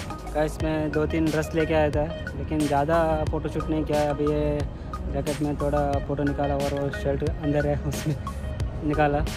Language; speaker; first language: Hindi; non-native, local second language; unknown